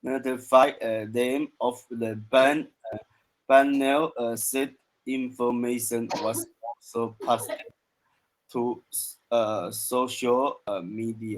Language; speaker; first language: English; non-native, learner; Chinese